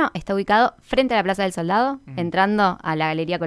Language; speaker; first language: Spanish; native; Spanish